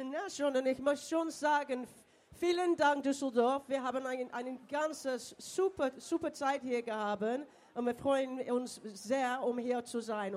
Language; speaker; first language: German; non-native, learner; English